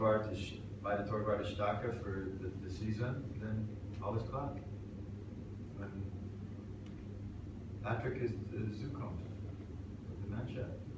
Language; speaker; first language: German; non-native, learner; English